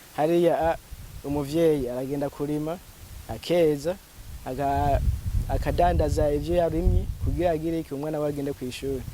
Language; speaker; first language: Rundi; native; Rundi